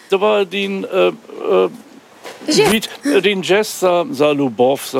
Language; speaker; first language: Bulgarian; non-native, learner; German